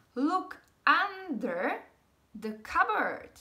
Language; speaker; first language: English; non-native, fluent; Czech